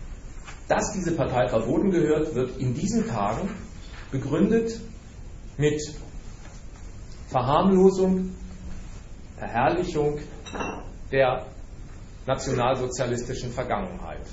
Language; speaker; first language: German; native; German